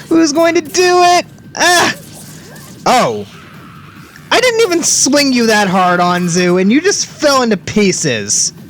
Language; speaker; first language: English; native; English